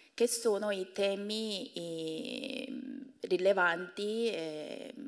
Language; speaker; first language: Italian; non-native, fluent; Korean